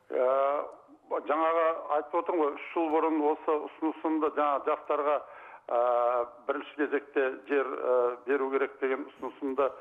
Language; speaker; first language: Kazakh; native; Kazakh